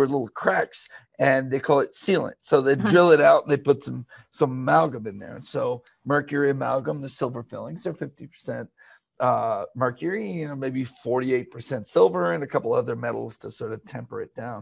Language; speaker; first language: English; native; English